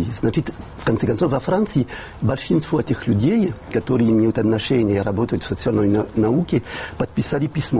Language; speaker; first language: Russian; non-native, fluent; French